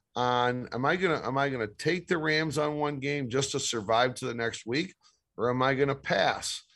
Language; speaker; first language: English; native; English